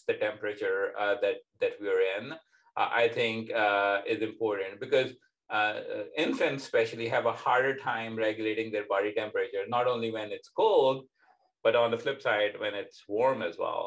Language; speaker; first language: English; non-native, local second language; Urdu